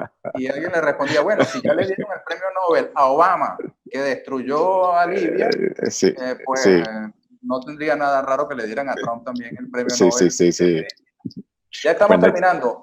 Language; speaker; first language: Spanish; native; Spanish